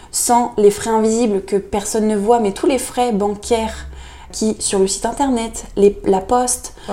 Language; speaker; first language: French; native; French